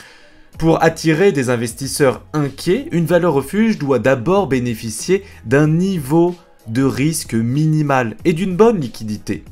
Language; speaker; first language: French; native; French